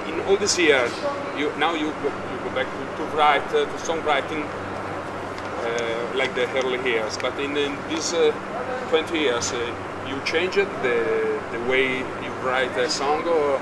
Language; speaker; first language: English; non-native, learner; Italian